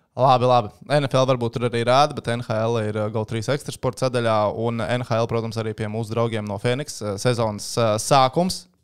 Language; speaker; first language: Latvian; native; Latvian